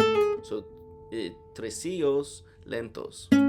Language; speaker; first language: Spanish; non-native, learner; English